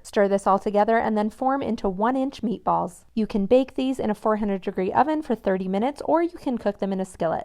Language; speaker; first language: English; native; English